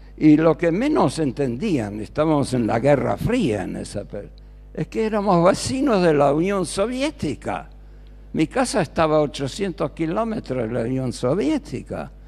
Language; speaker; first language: Spanish; early bilingual, other home language; German